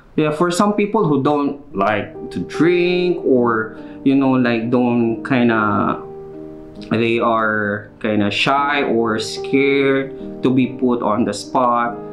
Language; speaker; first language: English; non-native, local second language; Filipino